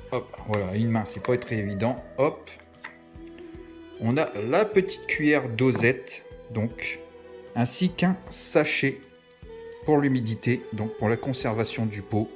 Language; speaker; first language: French; native; French